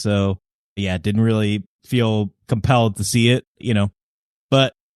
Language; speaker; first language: English; native; English